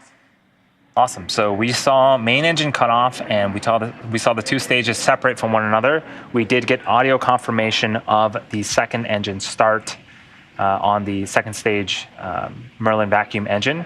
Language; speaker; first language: English; native; English